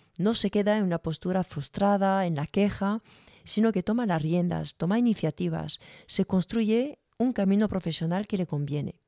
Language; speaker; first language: Spanish; non-native, fluent; French